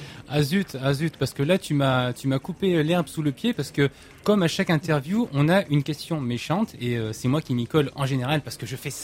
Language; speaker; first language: French; native; French